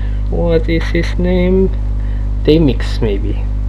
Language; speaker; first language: English; non-native, learner; Indonesian